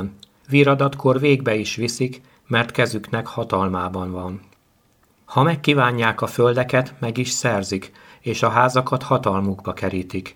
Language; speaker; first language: Hungarian; native; Hungarian